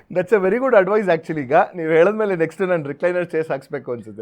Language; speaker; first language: Kannada; native; Kannada